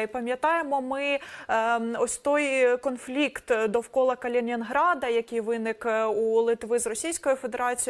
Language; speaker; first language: Ukrainian; native; Ukrainian